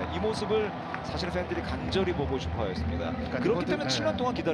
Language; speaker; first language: Korean; native; Korean